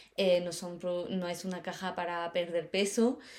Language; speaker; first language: Spanish; non-native, fluent; French